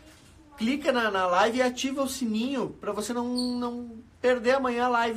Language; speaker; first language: Portuguese; native; Portuguese